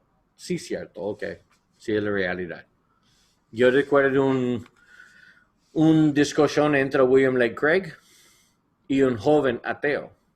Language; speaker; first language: Spanish; non-native, learner; English